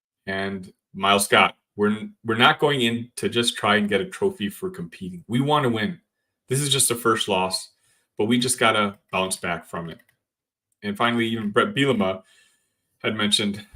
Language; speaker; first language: English; native; English